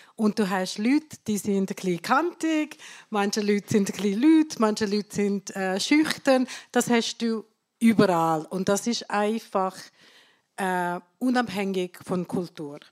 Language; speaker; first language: German; non-native, fluent; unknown